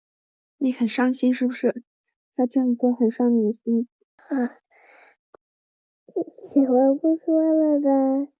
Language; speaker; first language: Chinese; early bilingual, heritage; Chinese